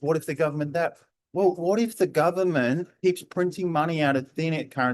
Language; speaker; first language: English; native; English